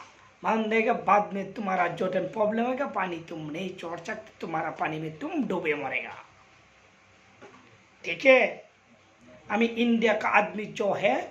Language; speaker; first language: Hindi; non-native, learner; Bangla